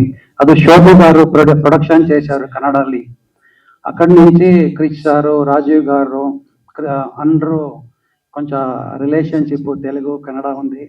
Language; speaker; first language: Telugu; non-native, learner; Kannada